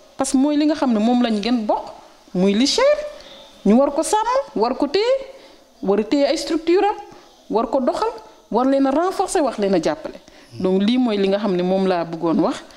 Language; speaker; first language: Wolof; non-native, local second language; Serer